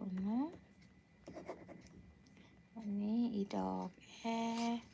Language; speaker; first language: Swedish; non-native, learner; Thai